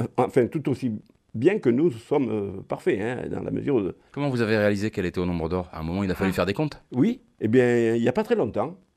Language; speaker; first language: French; native; French